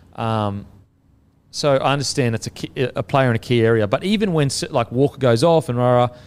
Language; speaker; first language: English; native; English